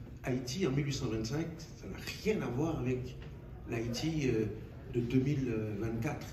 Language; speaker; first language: French; native; French